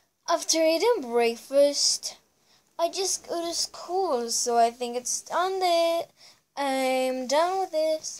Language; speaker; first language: English; non-native, learner; Spanish